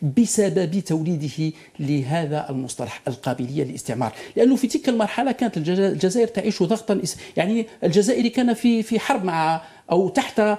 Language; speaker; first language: Arabic; native; Arabic